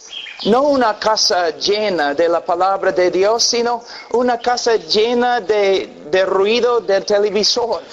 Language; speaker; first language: Spanish; non-native, fluent; English